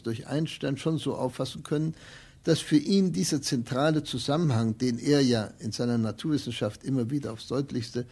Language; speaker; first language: German; native; German